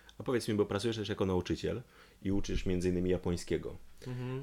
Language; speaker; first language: Polish; native; Polish